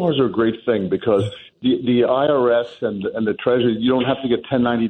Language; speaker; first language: English; native; English